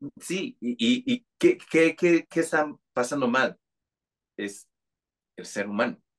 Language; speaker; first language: Spanish; non-native, fluent; English